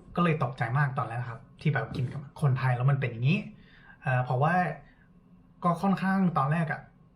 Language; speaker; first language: Thai; non-native, fluent; English